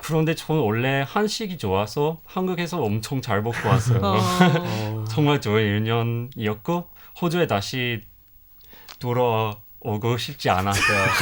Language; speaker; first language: Korean; non-native, fluent; English